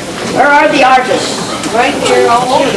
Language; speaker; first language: English; native; English